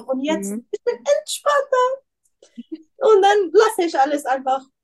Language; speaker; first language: German; non-native, learner; Persian